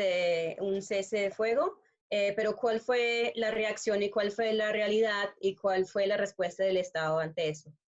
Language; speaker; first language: Spanish; non-native, fluent; English